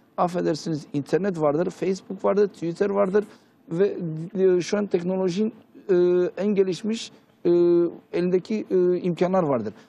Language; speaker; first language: Turkish; early bilingual, heritage; Turkish